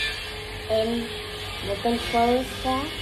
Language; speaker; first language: English; non-native, learner; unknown